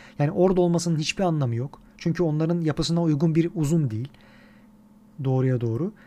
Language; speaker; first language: Turkish; native; Turkish